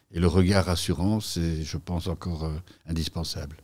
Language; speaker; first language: French; native; French